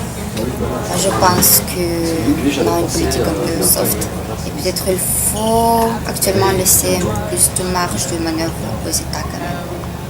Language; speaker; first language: French; non-native, fluent; Romanian